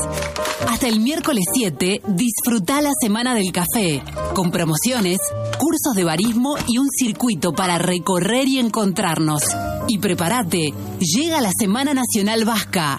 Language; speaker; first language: Spanish; native; Spanish